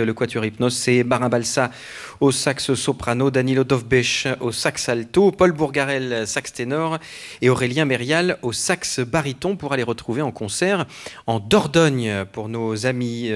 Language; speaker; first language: French; native; French